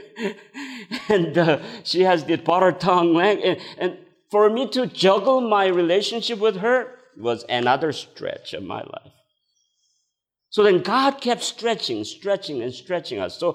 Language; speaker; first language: English; non-native, fluent; Korean